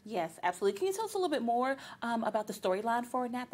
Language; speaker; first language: English; native; English